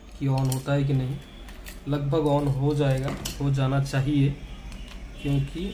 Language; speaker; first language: Hindi; non-native, local second language; Odia